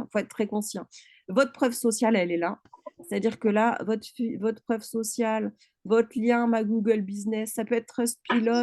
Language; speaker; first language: French; native; French